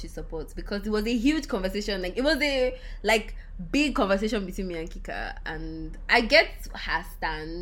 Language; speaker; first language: English; non-native, local second language; Yoruba